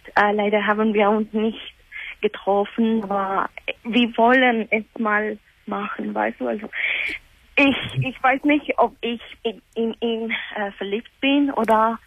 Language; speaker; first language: German; non-native, learner; Spanish